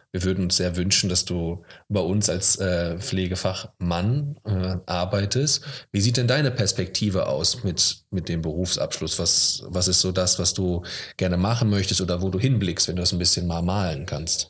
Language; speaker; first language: German; native; German